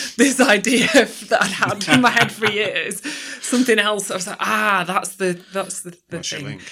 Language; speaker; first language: English; native; English